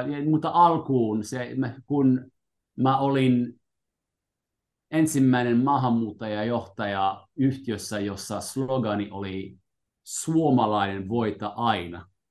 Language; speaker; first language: Finnish; non-native, fluent; French